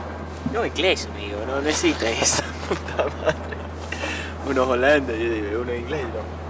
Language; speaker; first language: Spanish; non-native, learner; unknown